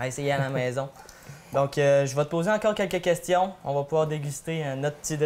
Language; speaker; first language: French; native; French